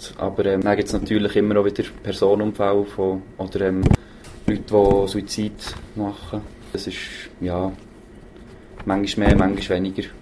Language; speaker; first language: German; native; German